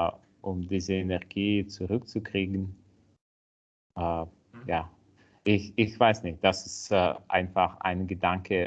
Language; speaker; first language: German; non-native, learner; Italian